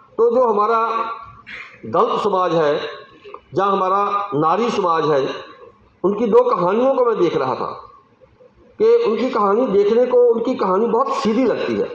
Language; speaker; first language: Hindi; non-native, local second language; Punjabi